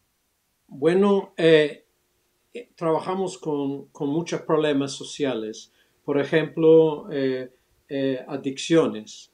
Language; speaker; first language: Spanish; early bilingual, other home language; English